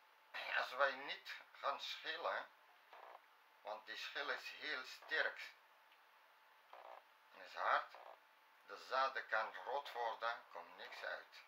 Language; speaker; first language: Dutch; non-native, fluent; Arabic